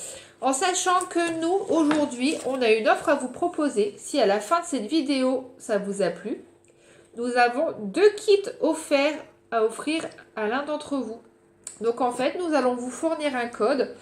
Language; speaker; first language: French; native; French